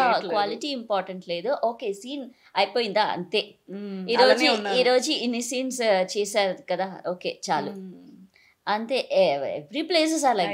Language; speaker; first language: Telugu; non-native, learner; Malayalam